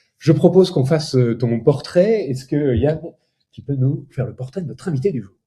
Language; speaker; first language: French; native; French